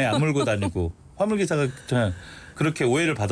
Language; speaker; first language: Korean; native; Korean